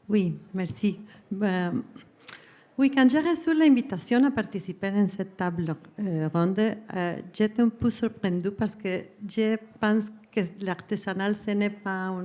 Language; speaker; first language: French; non-native, fluent; Spanish